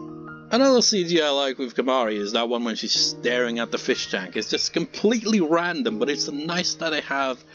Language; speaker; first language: English; native; English